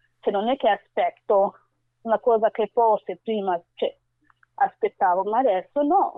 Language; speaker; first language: Italian; non-native, fluent; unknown